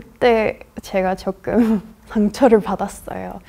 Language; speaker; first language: Korean; non-native, fluent; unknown